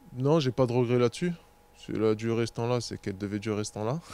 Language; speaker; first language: French; native; French